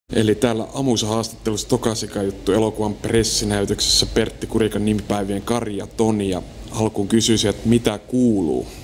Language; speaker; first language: Finnish; native; Finnish